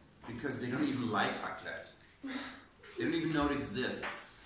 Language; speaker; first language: English; native; English